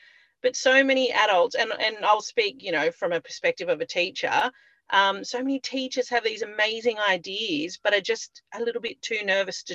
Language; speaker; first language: English; native; English